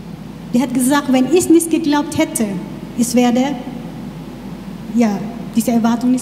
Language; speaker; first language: German; non-native, learner; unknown